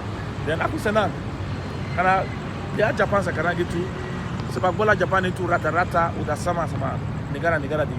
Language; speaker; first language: Indonesian; non-native, fluent; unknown